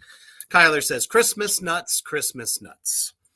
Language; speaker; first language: English; native; English